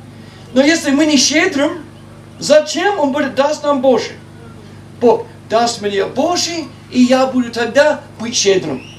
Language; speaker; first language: Russian; non-native, learner; English